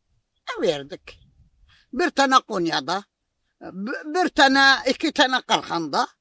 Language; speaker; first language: Turkish; non-native, local second language; Arabic